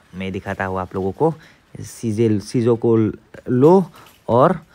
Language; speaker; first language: Hindi; non-native, local second language; Assamese